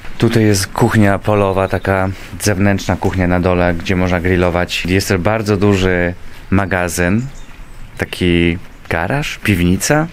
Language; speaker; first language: Polish; native; Polish